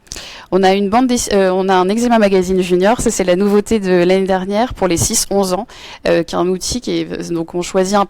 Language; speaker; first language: French; native; French